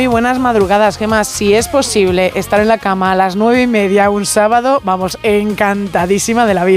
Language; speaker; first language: Spanish; native; Spanish